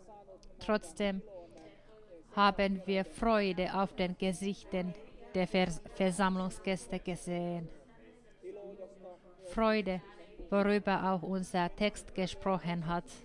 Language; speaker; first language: German; non-native, fluent; Finnish